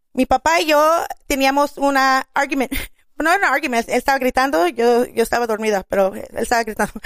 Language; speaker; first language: Spanish; early bilingual, heritage; Spanish